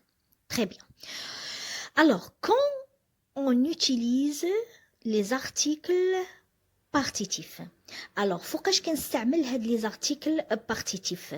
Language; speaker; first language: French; non-native, local second language; Arabic